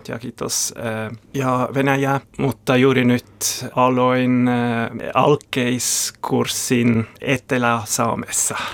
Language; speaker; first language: Finnish; non-native, learner; German